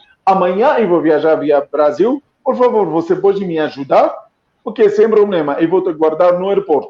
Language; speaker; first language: Portuguese; non-native, fluent; Arabic